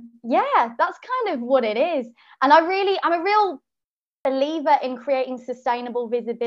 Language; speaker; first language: English; native; English